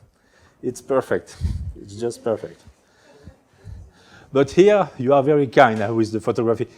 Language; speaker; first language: English; non-native, learner; French